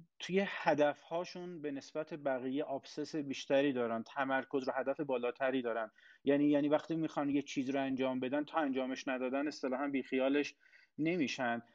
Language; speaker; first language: Persian; non-native, local second language; Azerbaijani